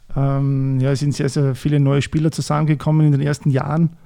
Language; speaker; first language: German; native; German